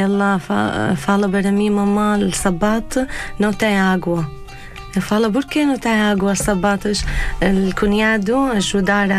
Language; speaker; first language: Portuguese; non-native, learner; Arabic